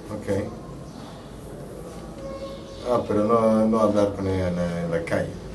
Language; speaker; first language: Spanish; non-native, fluent; French